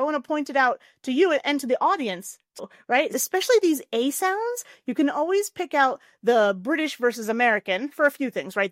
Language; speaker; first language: English; native; English